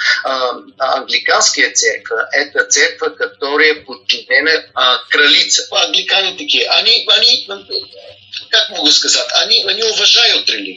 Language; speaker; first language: Russian; non-native, learner; Bulgarian